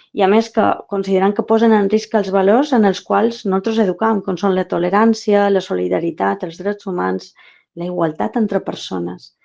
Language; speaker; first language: Catalan; non-native, local second language; Spanish